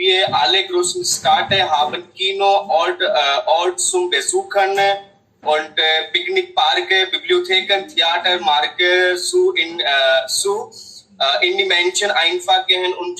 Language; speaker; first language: German; non-native, learner; Hindi